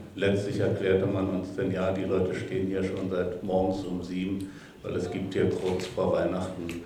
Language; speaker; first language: German; native; German